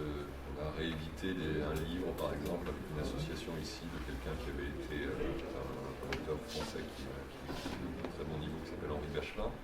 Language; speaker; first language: French; native; French